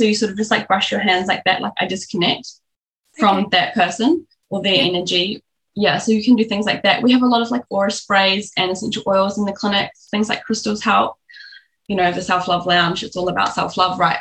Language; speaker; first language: English; native; English